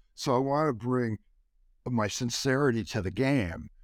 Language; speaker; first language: English; native; English